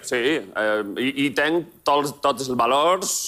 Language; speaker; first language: Catalan; non-native, learner; Spanish